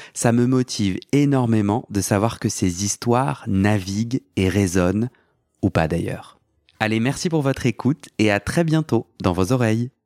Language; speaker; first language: French; native; French